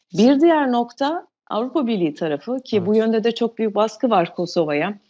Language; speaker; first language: Turkish; non-native, local second language; Albanian